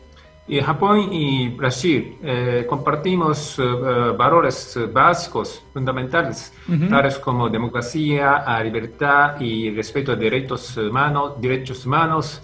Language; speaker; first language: Spanish; non-native, fluent; Japanese